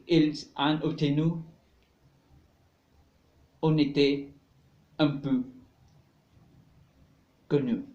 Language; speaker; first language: French; non-native, learner; Spanish